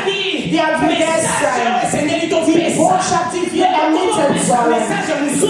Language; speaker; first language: German; non-native, fluent; French